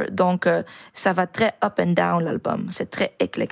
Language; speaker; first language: French; non-native, learner; Dutch